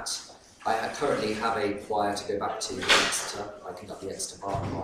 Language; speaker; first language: English; native; English